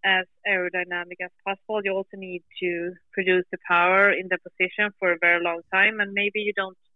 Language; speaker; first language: English; non-native, fluent; Swedish